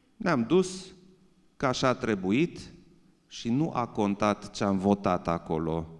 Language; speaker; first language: Romanian; non-native, local second language; German